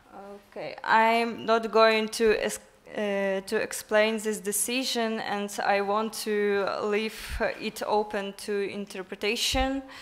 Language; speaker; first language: English; non-native, learner; Ukrainian